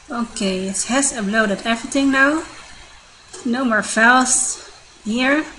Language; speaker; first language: English; non-native, fluent; Dutch